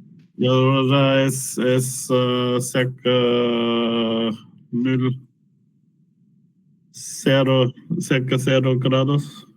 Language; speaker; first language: Spanish; non-native, learner; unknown